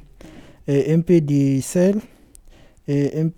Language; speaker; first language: French; non-native, learner; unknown